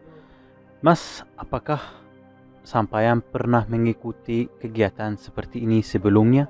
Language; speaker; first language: Indonesian; non-native, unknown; Arabic